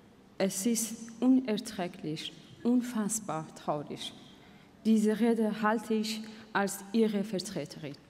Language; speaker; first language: German; non-native, fluent; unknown